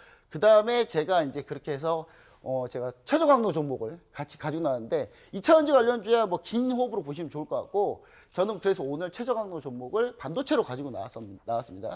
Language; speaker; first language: Korean; native; Korean